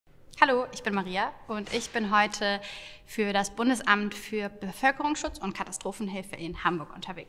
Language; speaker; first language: German; native; German